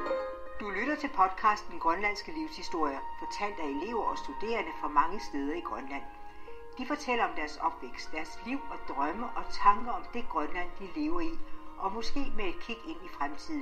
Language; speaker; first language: Danish; native; Danish